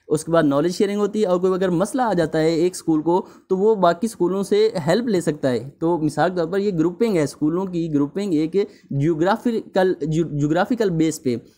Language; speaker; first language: Urdu; native; Urdu